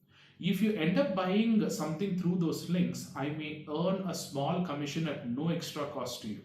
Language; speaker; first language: English; non-native, local second language; Tamil